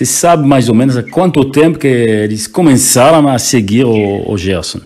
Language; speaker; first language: Portuguese; non-native, fluent; French